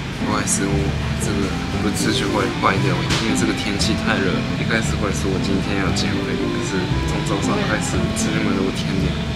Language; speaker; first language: Chinese; early bilingual, heritage; Japanese